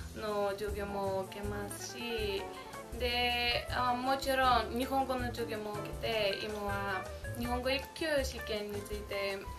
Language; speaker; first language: Japanese; non-native, fluent; Bulgarian